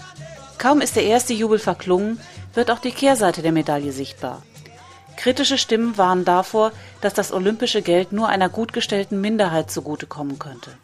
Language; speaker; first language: German; native; German